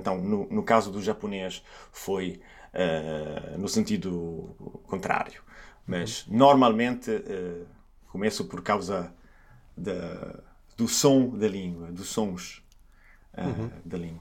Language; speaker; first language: Portuguese; non-native, fluent; Italian